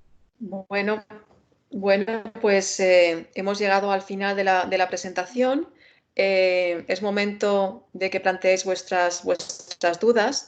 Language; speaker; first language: Spanish; native; Spanish